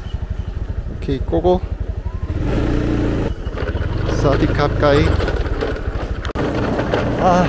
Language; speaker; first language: Thai; non-native, learner; Korean